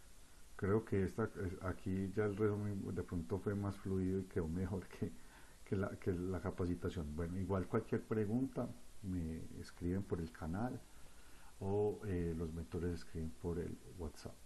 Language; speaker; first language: Spanish; native; Spanish